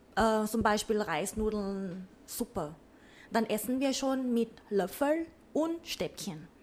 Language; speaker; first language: German; non-native, learner; Thai